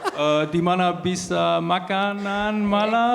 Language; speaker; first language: Indonesian; non-native, learner; German